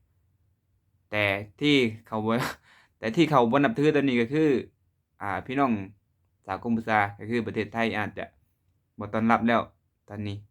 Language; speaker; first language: Thai; non-native, local second language; Lao